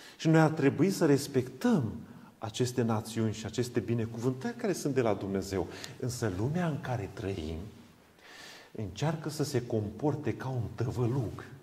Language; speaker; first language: Romanian; non-native, local second language; Hungarian